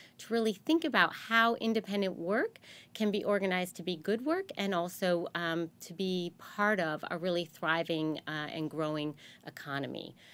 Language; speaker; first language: English; native; English